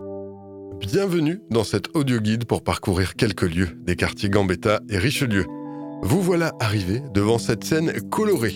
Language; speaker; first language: French; native; French